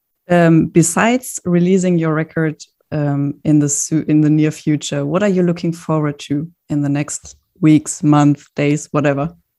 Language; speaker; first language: English; non-native, fluent; German